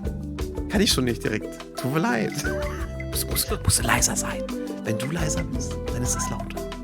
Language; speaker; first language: German; native; German